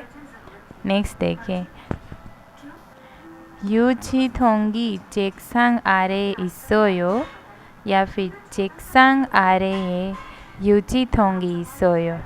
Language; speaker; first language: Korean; non-native, fluent; Hindi